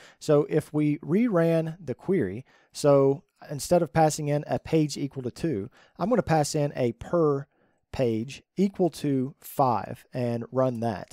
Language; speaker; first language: English; native; English